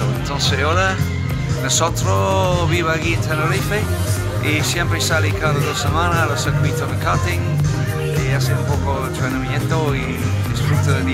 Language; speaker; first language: Spanish; non-native, learner; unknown